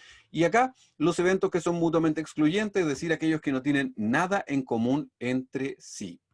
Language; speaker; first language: Spanish; native; Spanish